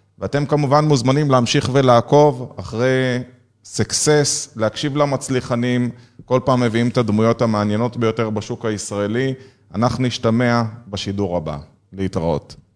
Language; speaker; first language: Hebrew; native; Hebrew